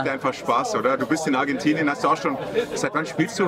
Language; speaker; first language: German; native; German